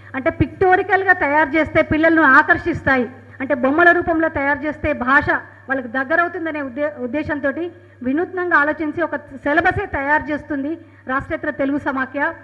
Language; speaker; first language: Telugu; native; Telugu